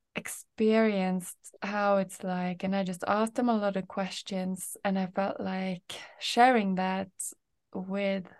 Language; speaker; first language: English; non-native, fluent; Norwegian